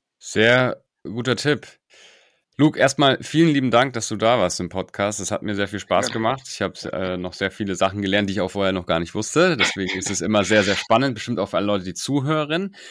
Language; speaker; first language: German; native; German